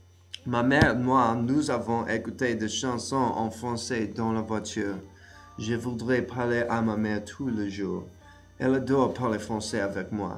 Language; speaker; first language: French; non-native, learner; English